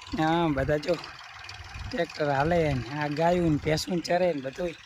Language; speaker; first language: Gujarati; native; Gujarati